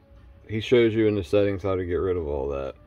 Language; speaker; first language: English; native; English